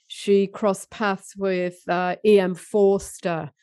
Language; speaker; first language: English; native; English